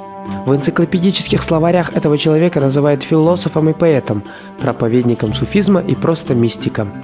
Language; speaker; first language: Russian; native; Russian